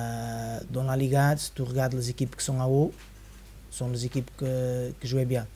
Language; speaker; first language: French; non-native, fluent; Spanish